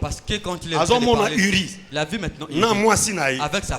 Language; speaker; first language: French; non-native, local second language; Lingala